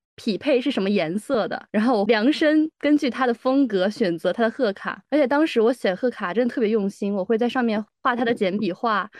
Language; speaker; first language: Chinese; native; Chinese